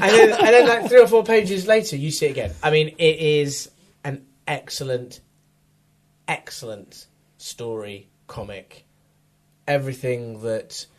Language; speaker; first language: English; native; English